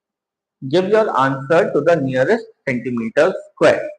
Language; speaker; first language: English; non-native, local second language; Hindi